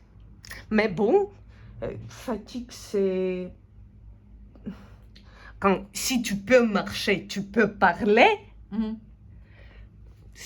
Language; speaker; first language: French; non-native, fluent; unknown